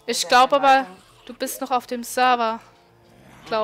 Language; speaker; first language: German; native; German